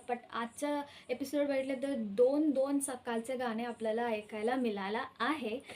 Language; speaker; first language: Marathi; early bilingual, heritage; Marathi